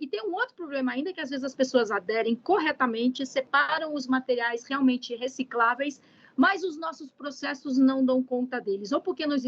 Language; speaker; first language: Portuguese; native; Portuguese